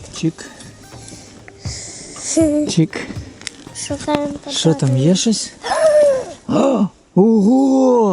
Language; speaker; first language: Ukrainian; native; Ukrainian